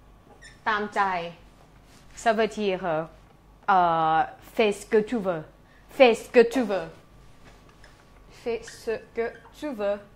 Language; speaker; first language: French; non-native, fluent; Thai